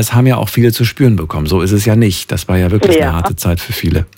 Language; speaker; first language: German; native; German